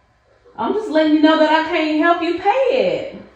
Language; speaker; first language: English; native; English